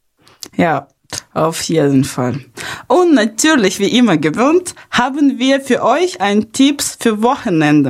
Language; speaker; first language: German; non-native, fluent; Ukrainian